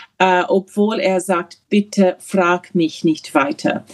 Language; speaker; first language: German; non-native, learner; English